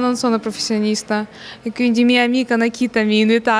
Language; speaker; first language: Italian; non-native, learner; Ukrainian